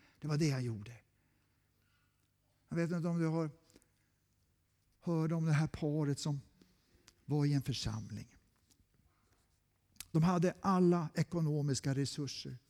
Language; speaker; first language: Swedish; native; Swedish